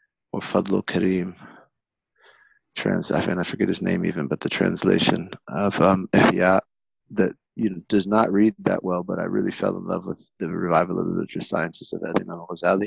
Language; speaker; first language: English; native; English